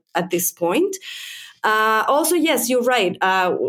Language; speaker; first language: English; non-native, fluent; Spanish